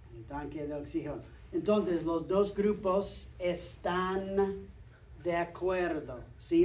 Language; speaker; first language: Spanish; non-native, fluent; English